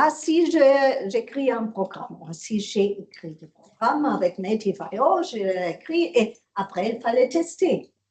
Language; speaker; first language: French; non-native, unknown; German